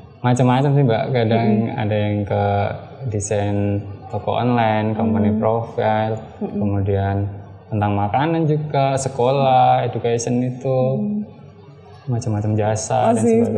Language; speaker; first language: Indonesian; native; Indonesian